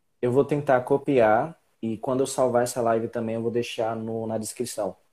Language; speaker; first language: Portuguese; native; Portuguese